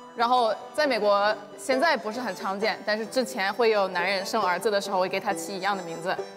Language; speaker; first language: Chinese; non-native, fluent; English